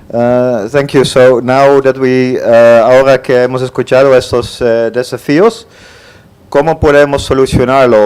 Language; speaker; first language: Spanish; non-native, fluent; Dutch